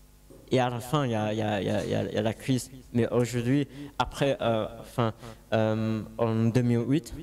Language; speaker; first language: French; non-native, learner; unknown